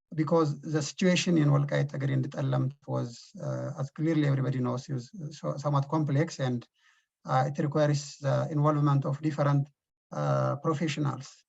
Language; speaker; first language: English; non-native, local second language; Amharic